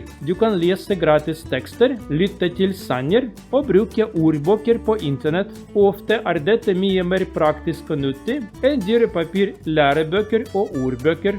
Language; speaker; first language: Norwegian; non-native, learner; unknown